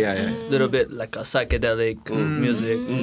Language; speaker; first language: English; non-native, learner; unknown